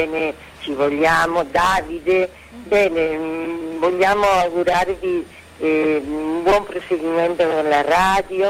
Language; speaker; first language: Italian; native; Italian